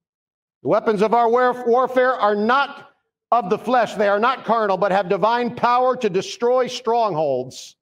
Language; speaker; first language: English; native; English